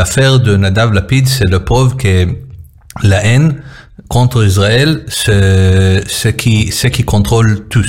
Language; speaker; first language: French; non-native, learner; Hebrew